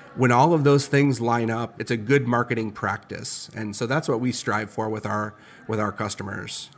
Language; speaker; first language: English; native; English